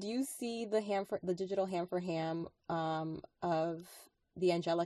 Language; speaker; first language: English; non-native, fluent; Spanish